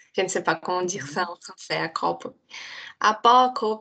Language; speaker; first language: French; non-native, learner; Portuguese